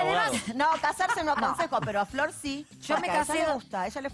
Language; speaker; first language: Spanish; native; Spanish